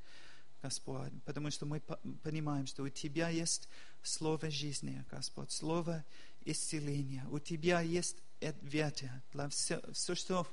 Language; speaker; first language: Russian; non-native, fluent; English